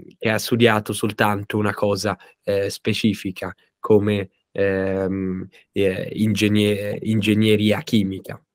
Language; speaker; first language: Italian; native; Italian